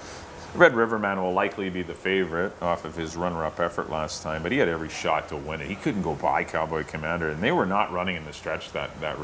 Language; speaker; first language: English; native; English